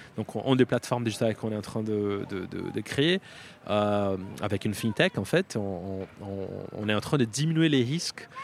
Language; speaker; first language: French; non-native, fluent; Portuguese